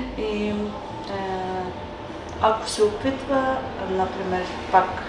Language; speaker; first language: Bulgarian; non-native, local second language; Turkish